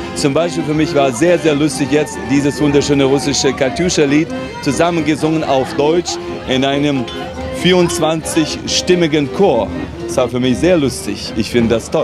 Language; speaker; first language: German; non-native, fluent; Russian